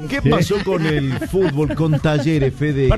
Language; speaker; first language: Spanish; native; Spanish